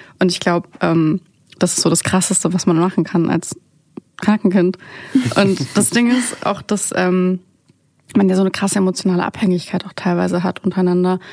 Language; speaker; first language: German; early bilingual, other home language; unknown